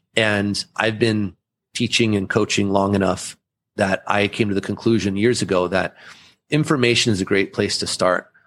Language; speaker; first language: English; early bilingual, other home language; German